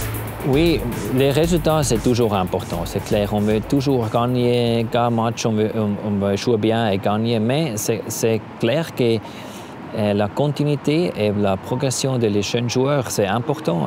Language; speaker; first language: French; non-native, learner; German